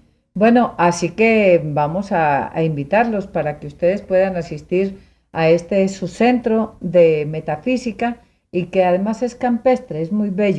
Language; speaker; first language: Spanish; native; Spanish